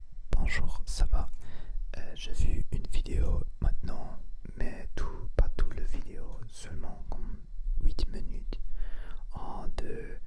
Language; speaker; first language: French; non-native, learner; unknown